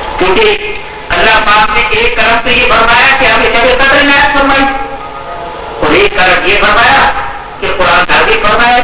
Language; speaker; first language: Urdu; non-native, local second language; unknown